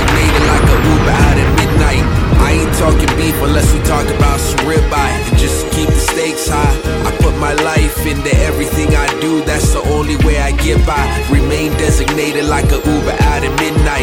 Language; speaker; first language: English; native; English